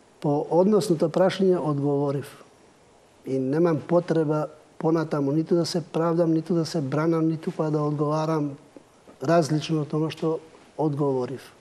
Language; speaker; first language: Macedonian; non-native, local second language; Albanian